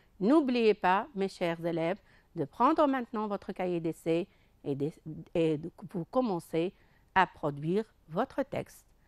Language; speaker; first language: French; non-native, local second language; Arabic